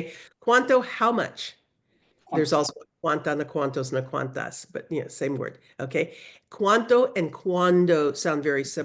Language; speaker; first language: Spanish; non-native, learner; English